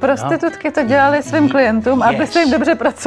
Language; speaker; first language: Czech; native; Czech